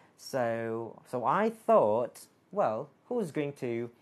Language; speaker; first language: English; non-native, fluent; Thai